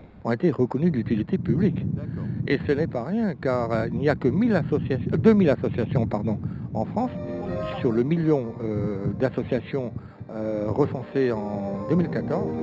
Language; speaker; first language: French; native; French